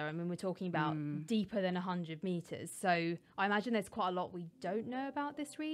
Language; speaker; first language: English; native; English